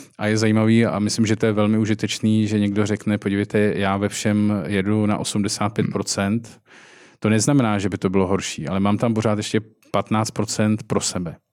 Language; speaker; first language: Czech; native; Czech